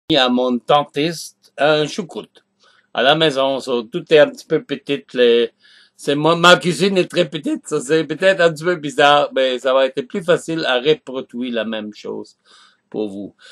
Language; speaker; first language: French; non-native, learner; German